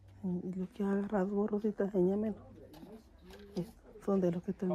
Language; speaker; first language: Spanish; native; Spanish